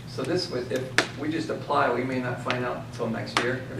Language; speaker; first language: English; native; English